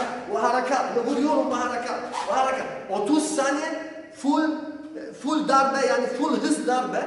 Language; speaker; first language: Turkish; non-native, learner; Polish